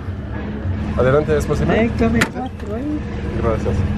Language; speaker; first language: Spanish; non-native, learner; French